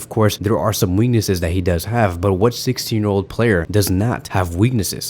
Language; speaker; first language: English; native; English